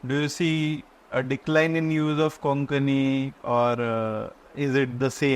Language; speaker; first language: English; non-native, local second language; Konkani